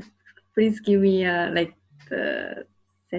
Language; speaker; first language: English; non-native, learner; Japanese